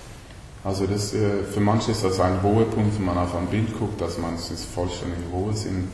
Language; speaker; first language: German; non-native, learner; Swedish